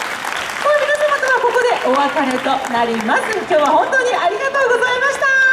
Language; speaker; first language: Japanese; native; Japanese